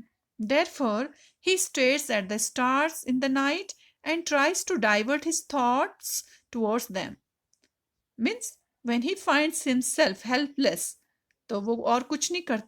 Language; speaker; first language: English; non-native, local second language; Hindi